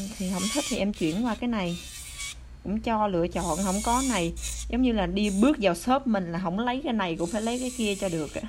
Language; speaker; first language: Vietnamese; early bilingual, other home language; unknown